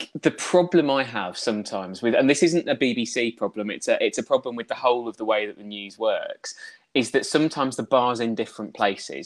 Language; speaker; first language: English; native; English